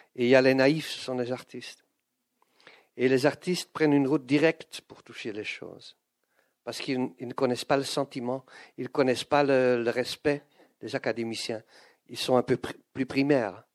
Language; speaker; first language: French; non-native, fluent; Dutch